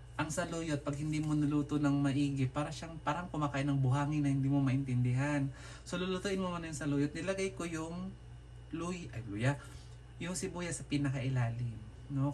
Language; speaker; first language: Filipino; non-native, local second language; Iloko